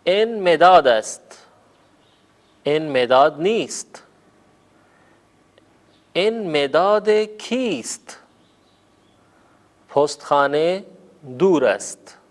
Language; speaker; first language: Persian; non-native, fluent; Urdu